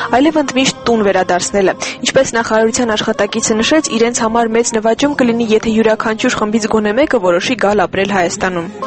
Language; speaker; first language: Armenian; native; Armenian